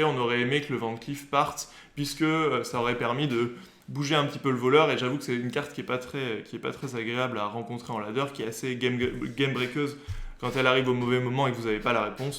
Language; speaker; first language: French; native; French